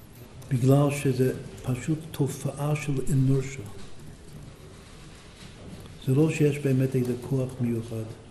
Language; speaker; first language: Hebrew; non-native, fluent; English